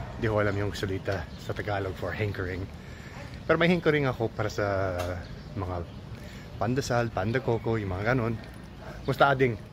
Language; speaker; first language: Filipino; non-native, fluent; English